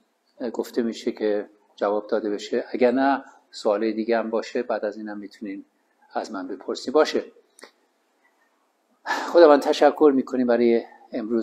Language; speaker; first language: Persian; native; Persian